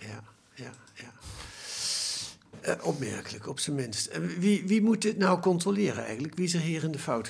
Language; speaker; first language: Dutch; native; Dutch